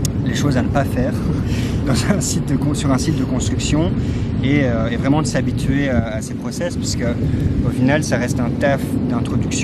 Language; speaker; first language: French; native; French